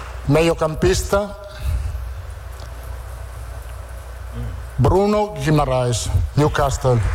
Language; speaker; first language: Portuguese; non-native, learner; Italian